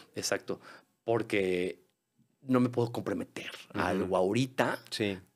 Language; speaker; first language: Spanish; native; Spanish